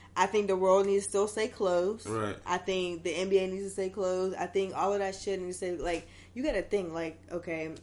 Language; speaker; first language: English; native; English